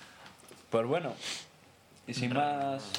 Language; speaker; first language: Spanish; native; Spanish